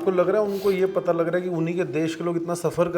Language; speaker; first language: Hindi; native; Hindi